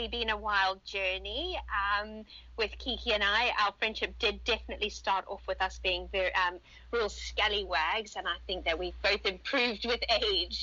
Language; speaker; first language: English; native; English